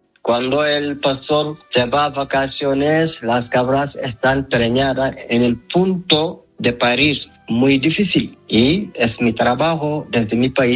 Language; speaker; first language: Spanish; non-native, learner; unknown